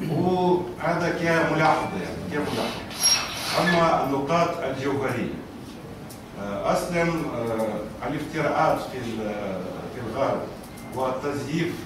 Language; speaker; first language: Arabic; non-native, fluent; Russian